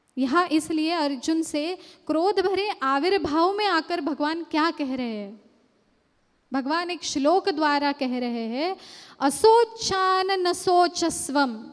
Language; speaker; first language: Hindi; non-native, local second language; Marathi